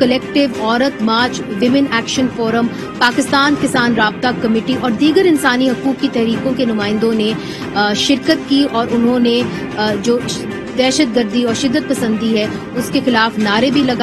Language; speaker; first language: Urdu; native; Urdu